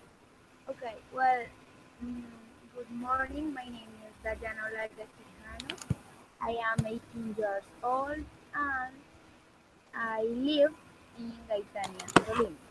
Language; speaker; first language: English; non-native, learner; Spanish